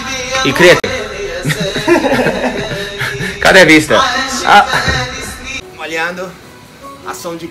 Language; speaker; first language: Portuguese; non-native, fluent; English